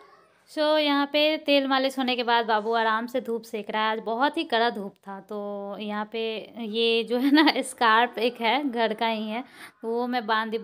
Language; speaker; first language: Hindi; native; Hindi